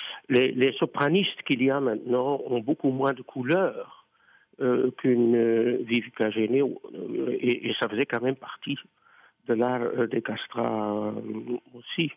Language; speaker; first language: French; non-native, fluent; Dutch